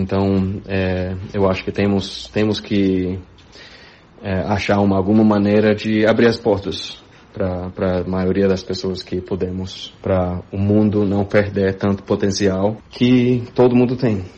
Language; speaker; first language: Portuguese; non-native, fluent; English